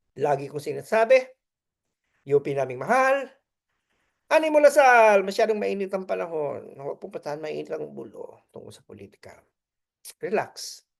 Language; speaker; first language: Filipino; native; Filipino